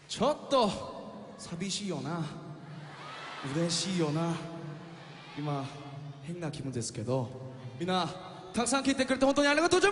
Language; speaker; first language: Japanese; non-native, fluent; Korean